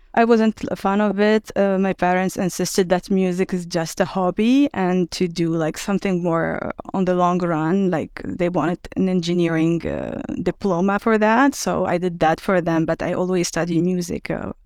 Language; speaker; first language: English; non-native, fluent; Arabic